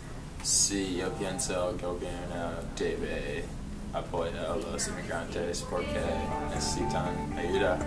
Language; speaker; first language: Spanish; non-native, learner; English